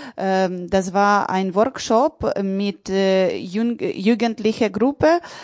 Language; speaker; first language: German; non-native, learner; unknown